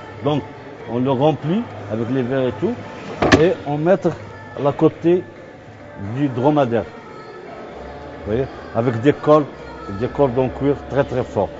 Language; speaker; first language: French; non-native, local second language; Arabic